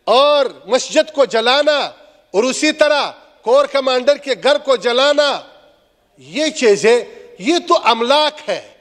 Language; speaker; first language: Urdu; non-native, local second language; Pashto